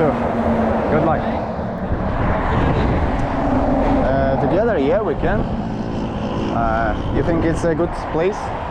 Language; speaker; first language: English; non-native, learner; Russian